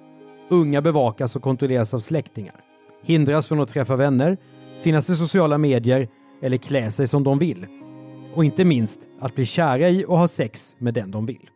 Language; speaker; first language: Swedish; native; Swedish